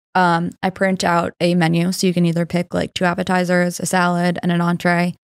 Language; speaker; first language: English; native; English